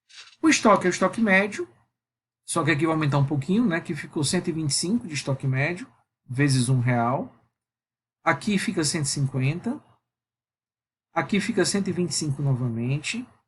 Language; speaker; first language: Portuguese; native; Portuguese